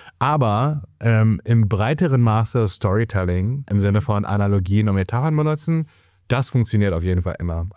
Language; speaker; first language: German; early bilingual, other home language; Chinese